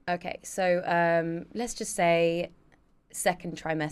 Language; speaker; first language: English; native; English